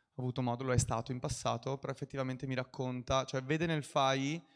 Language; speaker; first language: Italian; native; Italian